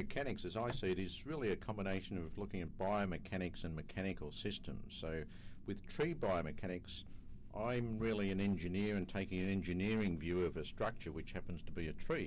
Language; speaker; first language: English; native; English